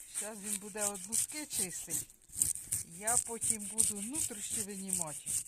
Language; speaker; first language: Ukrainian; native; Ukrainian